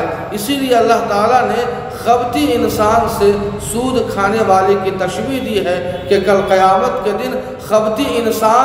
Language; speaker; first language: Urdu; native; Urdu